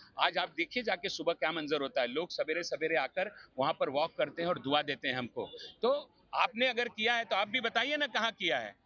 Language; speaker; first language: Hindi; native; Hindi